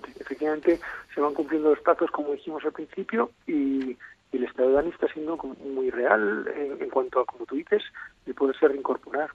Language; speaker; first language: Spanish; native; Spanish